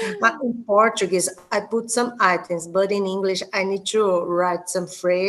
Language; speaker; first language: English; non-native, learner; Portuguese